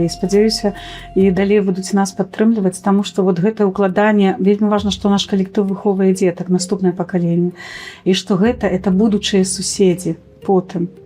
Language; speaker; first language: Belarusian; native; Belarusian